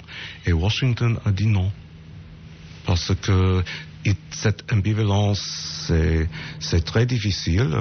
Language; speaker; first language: French; non-native, fluent; English